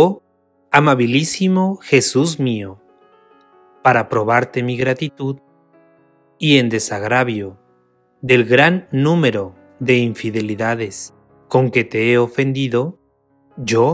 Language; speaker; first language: Spanish; native; Spanish